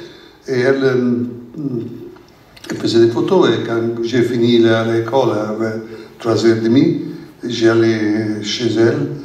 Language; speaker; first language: French; non-native, learner; Italian